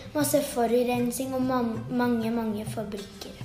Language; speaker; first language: Norwegian; early bilingual, heritage; Norwegian